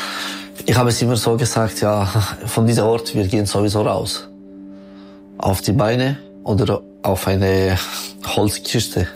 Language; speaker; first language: German; non-native, local second language; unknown